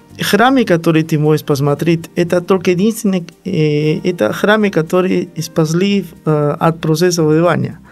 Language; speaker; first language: Russian; non-native, learner; Spanish